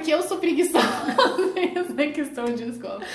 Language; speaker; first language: Portuguese; early bilingual, heritage; Portuguese